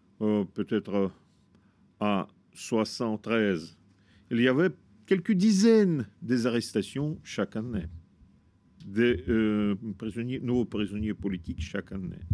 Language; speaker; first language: French; non-native, fluent; Russian